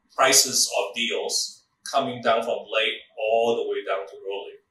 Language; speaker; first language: English; non-native, local second language; Cantonese